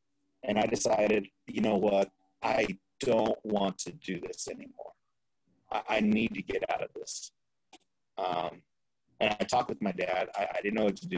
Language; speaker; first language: English; native; English